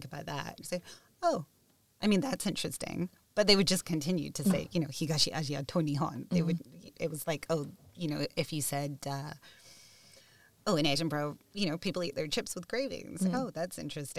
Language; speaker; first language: English; native; English